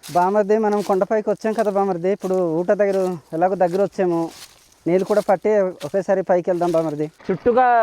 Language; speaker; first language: Telugu; native; Telugu